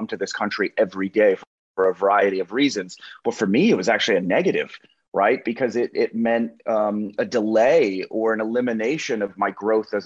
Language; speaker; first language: English; native; English